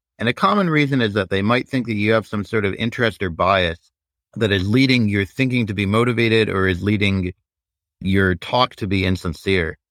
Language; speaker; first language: English; native; English